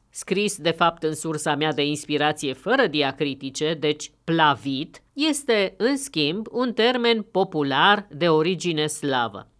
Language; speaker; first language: Romanian; native; Romanian